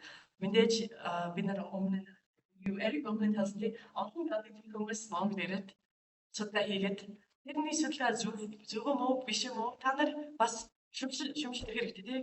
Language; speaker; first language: Mongolian; non-native, fluent; English